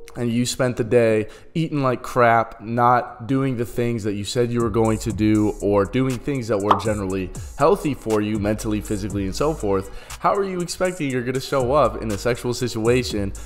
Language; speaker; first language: English; native; English